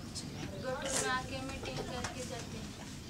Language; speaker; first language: Hindi; non-native, local second language; Gondi